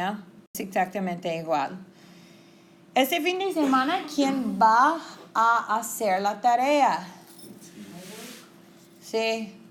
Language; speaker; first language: Spanish; non-native, fluent; English